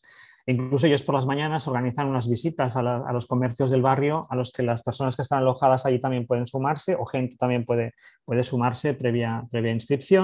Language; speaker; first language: Spanish; native; Spanish